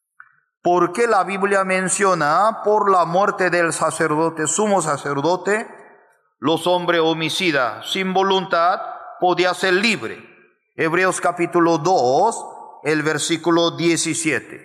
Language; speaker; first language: Spanish; non-native, fluent; Korean